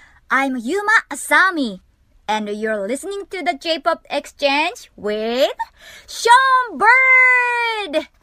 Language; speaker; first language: English; non-native, learner; Japanese